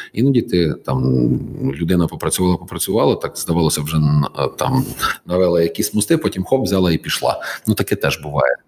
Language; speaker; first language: Ukrainian; native; Ukrainian